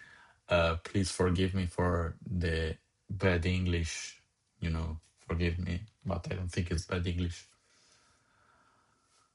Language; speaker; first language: English; non-native, fluent; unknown